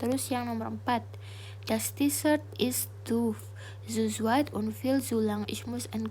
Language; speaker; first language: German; non-native, fluent; Indonesian